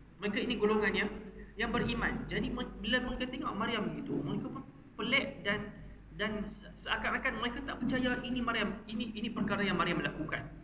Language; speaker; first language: Malay; native; Malay